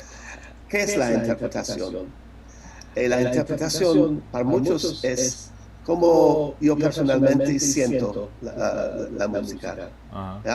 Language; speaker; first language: Spanish; non-native, learner; English